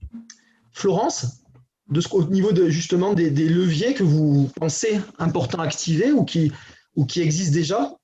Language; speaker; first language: French; native; French